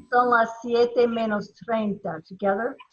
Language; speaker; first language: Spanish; non-native, fluent; English